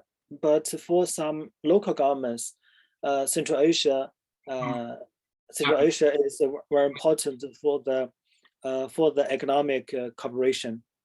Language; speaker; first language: English; non-native, fluent; Chinese